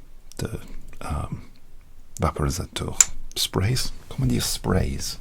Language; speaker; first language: French; non-native, learner; English